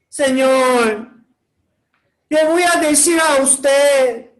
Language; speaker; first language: Spanish; non-native, learner; Korean